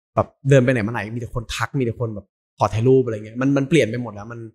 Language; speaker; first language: Thai; native; Thai